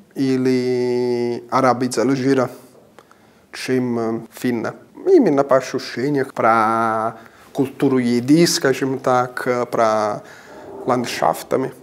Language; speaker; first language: Russian; non-native, fluent; Italian